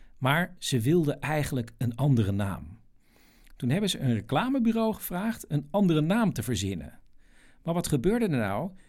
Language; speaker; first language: Dutch; native; Dutch